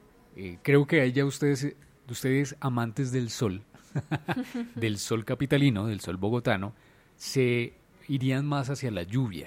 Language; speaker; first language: Spanish; native; Spanish